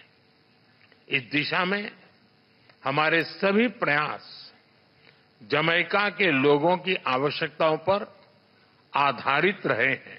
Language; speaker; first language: Hindi; native; Hindi